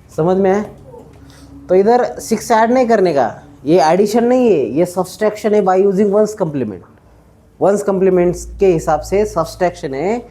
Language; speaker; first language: Hindi; non-native, local second language; Marathi